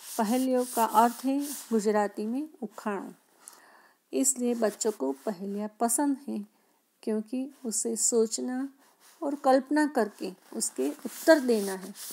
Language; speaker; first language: Hindi; non-native, local second language; Gujarati